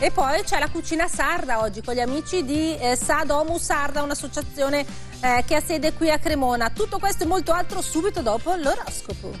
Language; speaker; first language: Italian; native; Italian